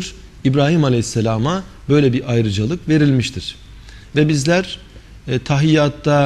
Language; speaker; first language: Turkish; native; Turkish